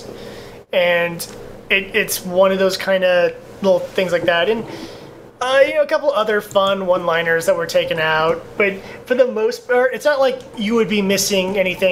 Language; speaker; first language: English; native; English